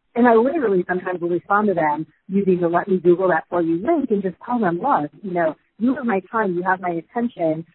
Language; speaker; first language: English; native; English